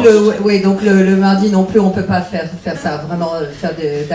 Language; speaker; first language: French; native; French